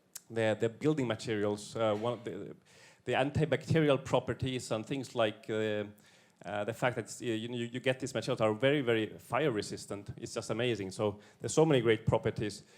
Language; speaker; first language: English; non-native, fluent; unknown